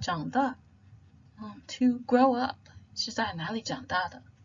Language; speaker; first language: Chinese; non-native, fluent; English